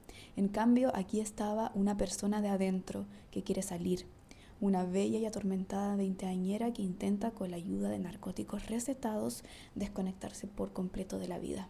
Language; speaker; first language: Spanish; native; Spanish